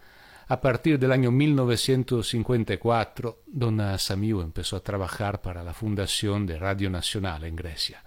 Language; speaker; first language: Spanish; non-native, fluent; Italian